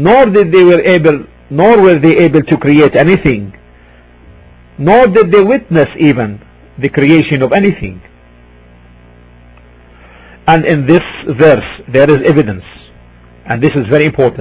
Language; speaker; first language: English; non-native, fluent; Arabic